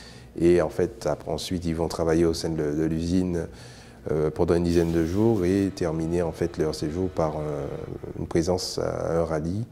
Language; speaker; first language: French; native; French